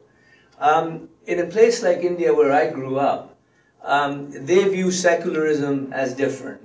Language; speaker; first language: English; non-native, local second language; Punjabi